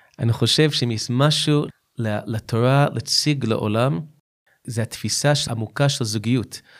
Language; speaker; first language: Hebrew; non-native, fluent; English